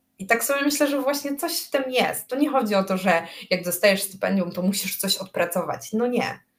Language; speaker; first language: Polish; native; Polish